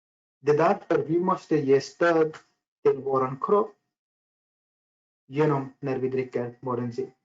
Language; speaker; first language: Swedish; non-native, fluent; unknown